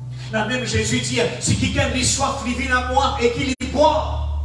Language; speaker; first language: French; non-native, local second language; Morisyen